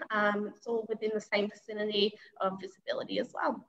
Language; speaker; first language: English; native; English